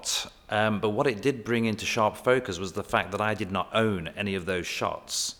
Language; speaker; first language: English; native; English